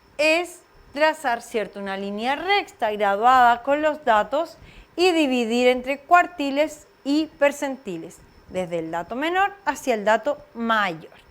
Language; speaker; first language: Spanish; native; Spanish